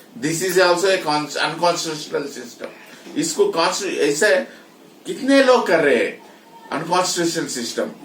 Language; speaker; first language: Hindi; non-native, local second language; Telugu